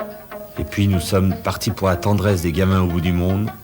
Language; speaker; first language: French; native; French